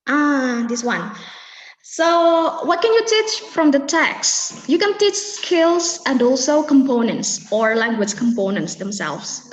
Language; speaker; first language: English; non-native, fluent; Indonesian